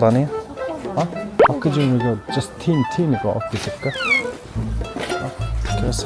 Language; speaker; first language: Korean; non-native, learner; Mongolian